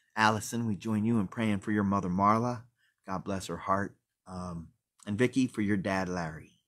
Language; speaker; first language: English; native; English